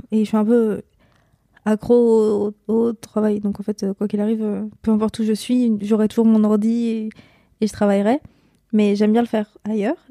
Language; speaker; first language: French; native; French